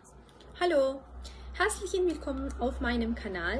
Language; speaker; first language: German; non-native, fluent; Turkish